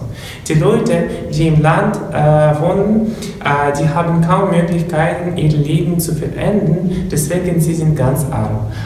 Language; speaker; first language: German; non-native, learner; Russian